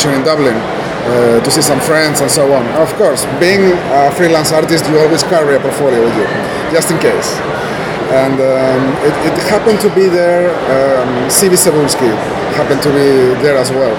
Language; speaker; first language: English; non-native, fluent; Spanish